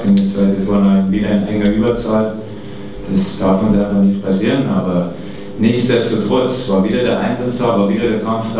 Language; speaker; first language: German; native; German